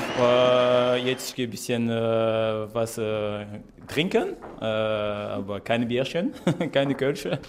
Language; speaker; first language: German; non-native, learner; French